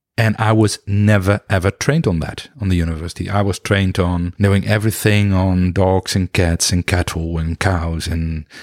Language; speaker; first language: English; non-native, fluent; Dutch